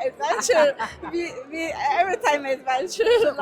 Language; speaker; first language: English; non-native, learner; Turkish